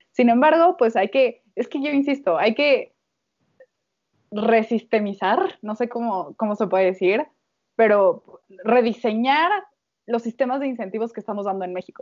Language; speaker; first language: Spanish; native; Spanish